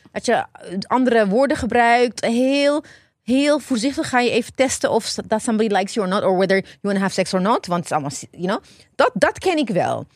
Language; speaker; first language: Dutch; non-native, fluent; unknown